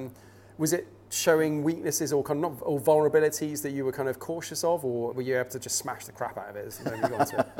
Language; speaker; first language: English; native; English